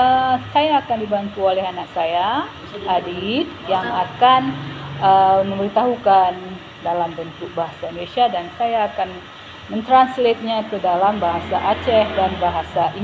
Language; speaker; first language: Indonesian; non-native, local second language; Achinese